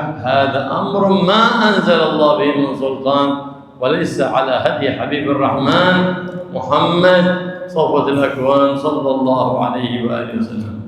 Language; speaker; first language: Arabic; native; Arabic